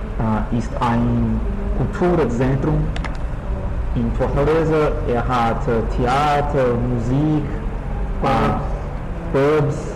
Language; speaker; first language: German; non-native, learner; Portuguese